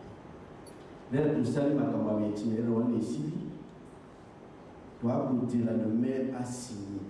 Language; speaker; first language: French; non-native, learner; Lingala